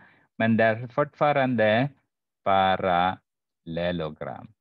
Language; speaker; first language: Swedish; non-native, fluent; Arabic